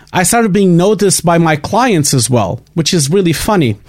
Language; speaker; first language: English; non-native, fluent; Portuguese